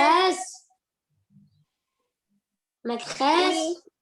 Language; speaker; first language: French; non-native, learner; Arabic